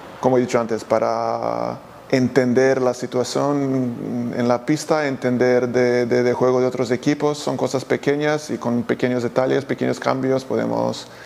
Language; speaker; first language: Spanish; non-native, fluent; Serbian